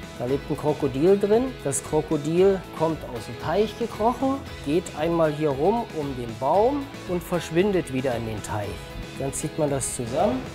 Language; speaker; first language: German; native; German